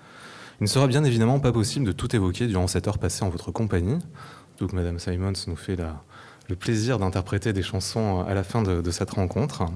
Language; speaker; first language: French; native; French